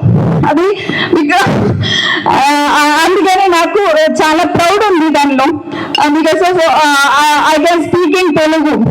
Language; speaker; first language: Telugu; non-native, local second language; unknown